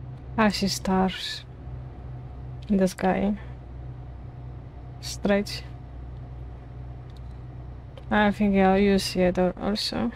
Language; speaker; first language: English; non-native, learner; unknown